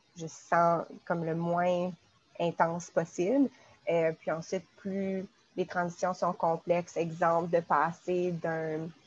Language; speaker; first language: French; native; French